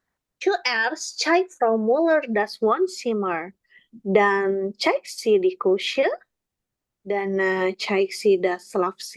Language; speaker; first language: German; non-native, learner; Indonesian